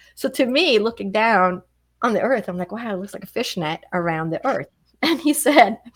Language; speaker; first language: English; non-native, fluent; Swedish